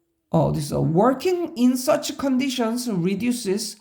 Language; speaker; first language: English; non-native, fluent; Korean